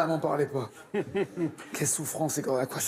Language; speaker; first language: French; native; French